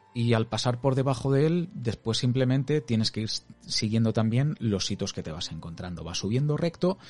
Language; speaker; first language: Spanish; native; Spanish